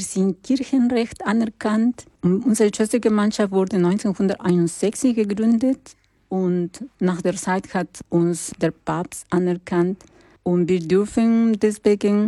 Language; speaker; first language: German; non-native, learner; Spanish